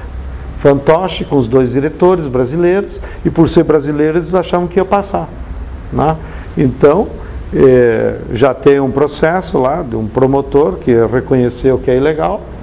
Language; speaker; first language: Portuguese; native; Portuguese